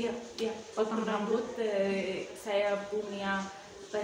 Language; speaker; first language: Indonesian; non-native, learner; Arabic